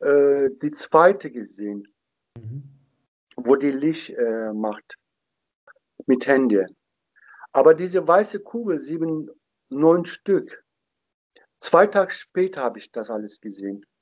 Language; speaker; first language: German; non-native, learner; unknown